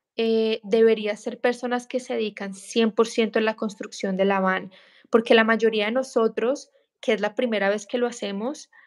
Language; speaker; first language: Spanish; native; Spanish